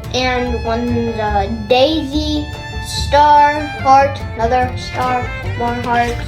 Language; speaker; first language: English; native; English